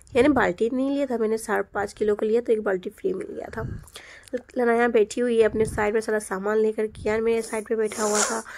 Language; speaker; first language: Hindi; non-native, local second language; Bangla